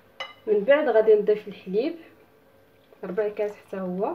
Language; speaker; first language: Arabic; native; Arabic